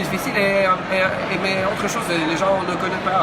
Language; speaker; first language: French; non-native, learner; Russian